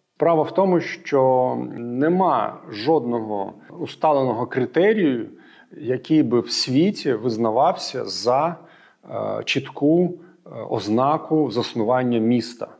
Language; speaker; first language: Ukrainian; non-native, local second language; Russian